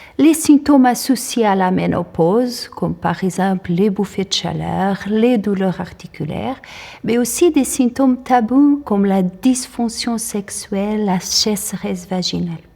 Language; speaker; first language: French; non-native, fluent; Portuguese